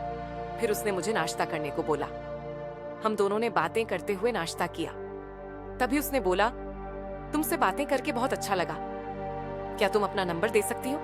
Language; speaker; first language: Hindi; native; Hindi